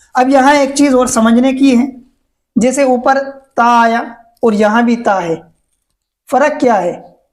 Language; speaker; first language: Hindi; native; Hindi